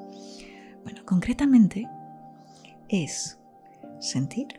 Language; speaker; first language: Spanish; native; Spanish